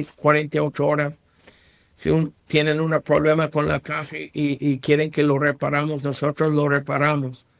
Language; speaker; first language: Spanish; non-native, learner; English